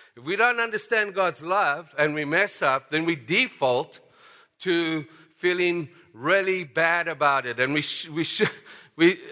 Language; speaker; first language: English; native; English